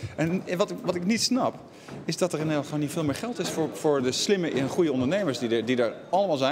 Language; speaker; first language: Dutch; native; Dutch